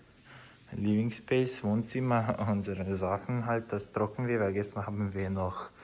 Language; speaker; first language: German; non-native, fluent; Croatian